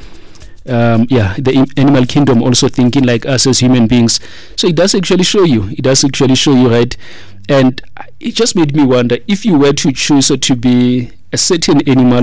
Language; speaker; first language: English; non-native, local second language; Tswana